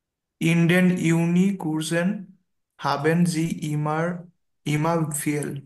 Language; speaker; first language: German; non-native, learner; Bangla